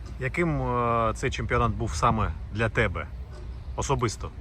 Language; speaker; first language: Ukrainian; native; Ukrainian